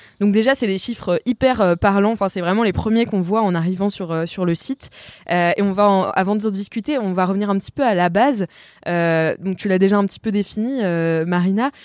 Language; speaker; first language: French; native; French